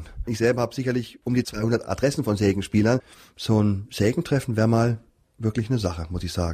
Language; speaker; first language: German; native; German